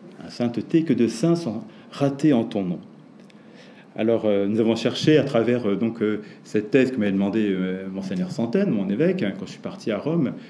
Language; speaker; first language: French; native; French